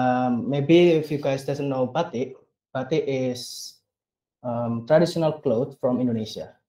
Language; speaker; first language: English; non-native, learner; Indonesian